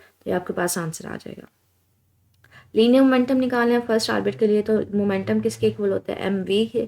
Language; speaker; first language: Hindi; non-native, local second language; Punjabi